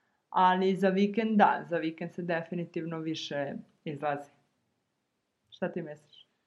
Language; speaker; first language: Serbian; native; Serbian